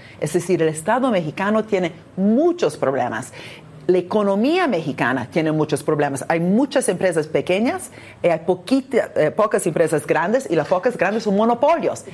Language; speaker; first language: Spanish; non-native, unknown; Italian